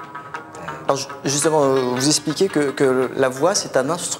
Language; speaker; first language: French; native; French